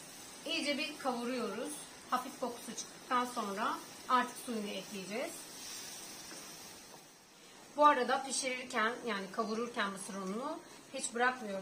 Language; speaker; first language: Turkish; native; Turkish